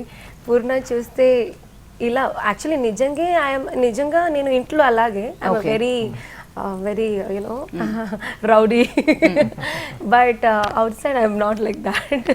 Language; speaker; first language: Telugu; non-native, learner; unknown